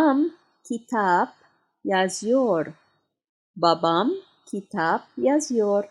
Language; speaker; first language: Turkish; non-native, fluent; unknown